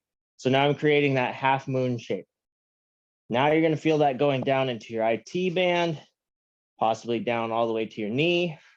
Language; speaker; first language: English; native; English